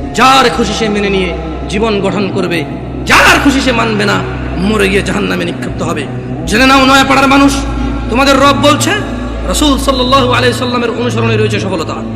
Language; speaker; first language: Bangla; early bilingual, heritage; Bangla